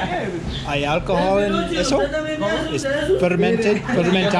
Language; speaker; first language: Spanish; non-native, learner; English